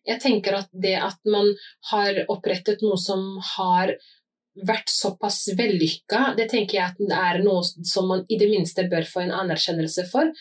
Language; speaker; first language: Norwegian; early bilingual, other home language; Somali